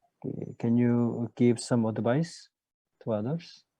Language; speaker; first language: English; non-native, learner; Korean